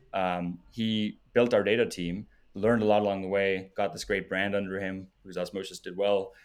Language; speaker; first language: English; native; English